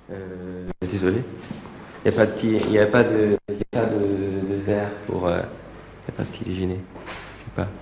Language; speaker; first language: French; early bilingual, heritage; French